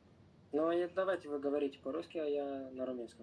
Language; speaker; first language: Russian; non-native, local second language; Romanian